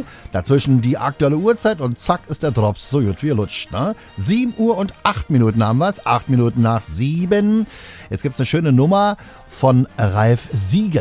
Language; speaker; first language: German; native; German